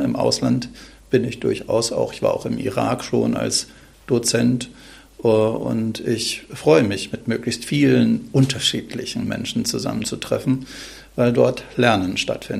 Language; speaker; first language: German; native; German